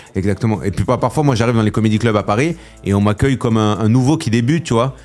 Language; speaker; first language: French; native; French